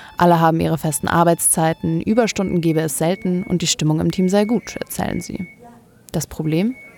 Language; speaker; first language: German; native; German